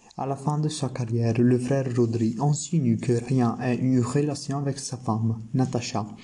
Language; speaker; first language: French; non-native, learner; Italian